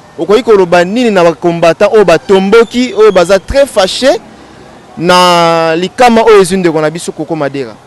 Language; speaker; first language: Lingala; native; Lingala